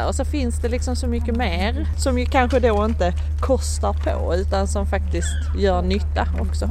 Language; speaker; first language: Swedish; native; Swedish